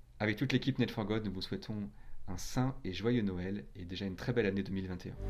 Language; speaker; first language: French; native; French